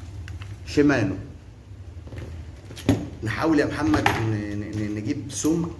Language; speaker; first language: Arabic; native; Arabic